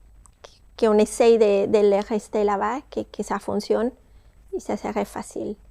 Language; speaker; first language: French; non-native, fluent; Spanish